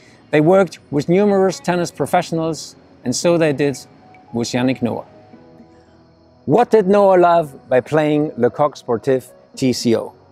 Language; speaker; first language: English; non-native, fluent; German